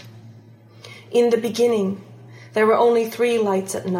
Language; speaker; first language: English; non-native, fluent; Finnish